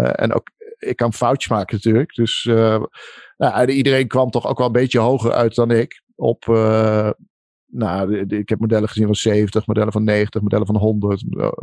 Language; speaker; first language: Dutch; native; Dutch